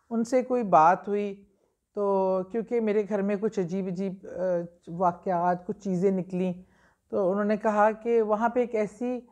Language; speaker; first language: Urdu; native; Urdu